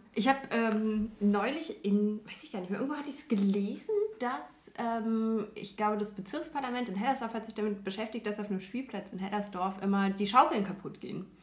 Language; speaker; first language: German; native; German